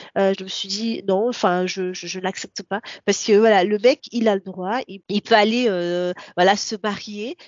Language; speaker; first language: French; non-native, local second language; Ngazidja Comorian